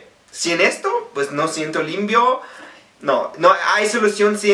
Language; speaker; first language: Spanish; non-native, fluent; Arabic